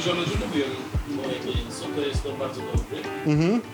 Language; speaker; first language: Polish; non-native, learner; Turkish